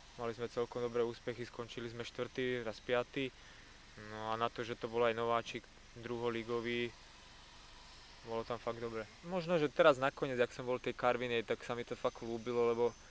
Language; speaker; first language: Slovak; native; Slovak